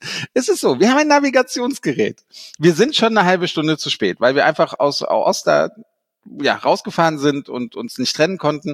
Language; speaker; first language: German; native; German